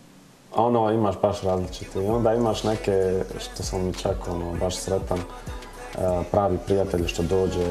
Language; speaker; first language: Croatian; early bilingual, heritage; Croatian